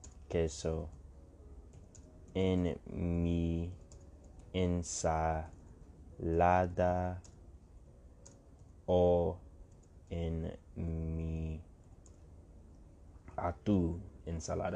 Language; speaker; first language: Spanish; non-native, learner; English